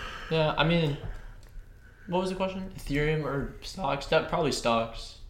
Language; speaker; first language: English; native; English